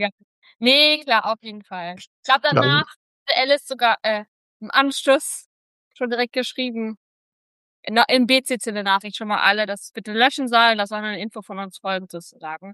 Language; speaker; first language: German; native; German